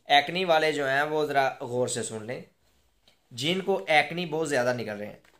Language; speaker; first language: Urdu; non-native, local second language; Punjabi